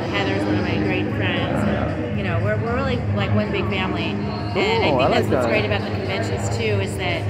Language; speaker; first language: English; native; English